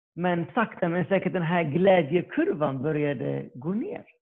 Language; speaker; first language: Swedish; early bilingual, other home language; Arabic